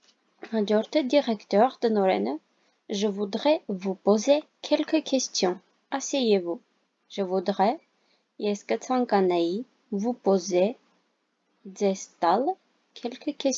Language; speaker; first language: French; non-native, fluent; Armenian